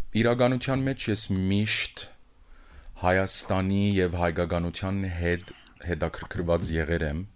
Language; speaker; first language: Armenian; early bilingual, heritage; Armenian